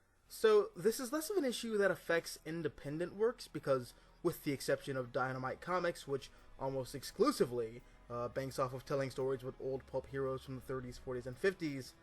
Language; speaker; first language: English; native; English